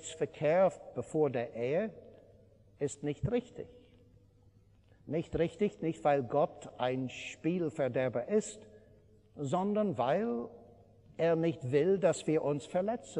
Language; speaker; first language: German; non-native, fluent; English